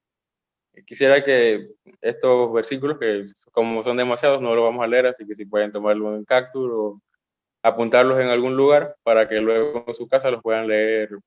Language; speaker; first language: Spanish; native; Spanish